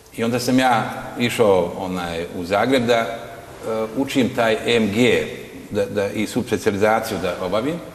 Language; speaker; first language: Bosnian; native; Bosnian